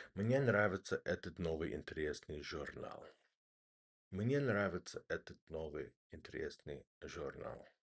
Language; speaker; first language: Russian; non-native, learner; English